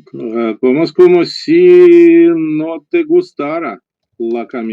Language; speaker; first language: Spanish; non-native, learner; Russian